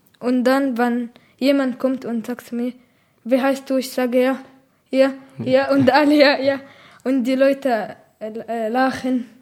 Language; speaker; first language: German; non-native, learner; Arabic